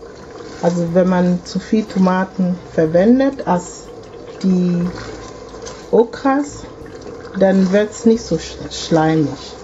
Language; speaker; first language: German; non-native, fluent; Akan